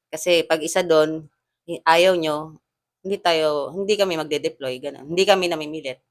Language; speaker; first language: Filipino; native; Filipino